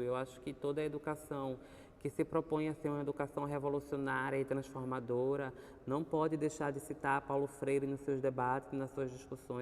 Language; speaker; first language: Portuguese; native; Portuguese